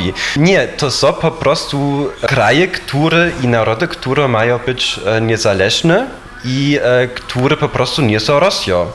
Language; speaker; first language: Polish; non-native, fluent; German